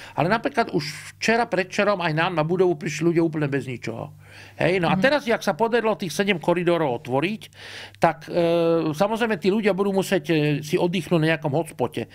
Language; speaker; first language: Slovak; native; Slovak